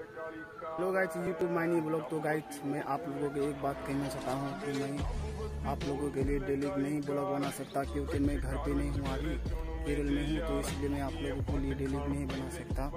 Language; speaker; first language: Hindi; non-native, local second language; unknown